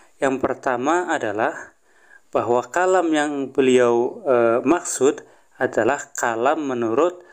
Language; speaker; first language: Indonesian; native; Indonesian